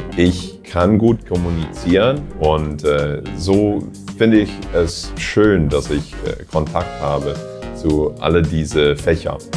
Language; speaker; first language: German; non-native, fluent; English